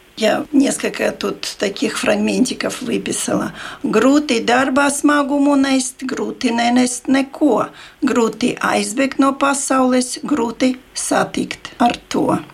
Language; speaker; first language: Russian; native; Russian